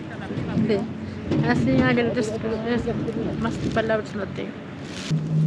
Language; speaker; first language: Spanish; non-native, local second language; Quechua